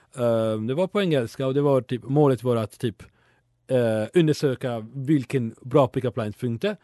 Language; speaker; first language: Swedish; non-native, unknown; Italian